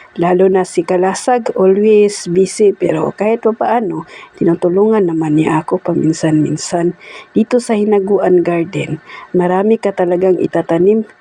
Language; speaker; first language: Filipino; non-native, local second language; Cebuano